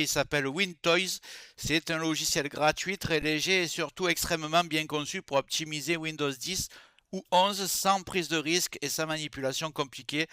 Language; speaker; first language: French; native; French